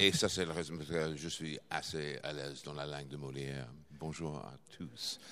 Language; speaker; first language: French; non-native, fluent; English